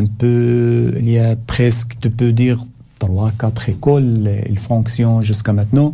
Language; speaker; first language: French; non-native, learner; Arabic